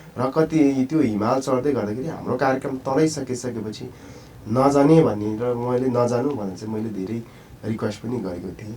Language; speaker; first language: Nepali; non-native, local second language; Sherpa